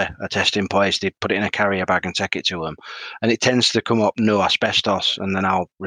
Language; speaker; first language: English; native; English